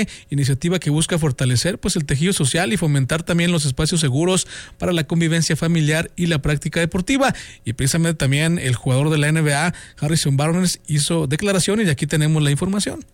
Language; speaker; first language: Spanish; native; Spanish